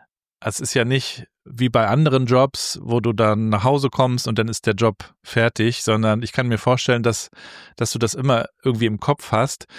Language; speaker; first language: German; native; German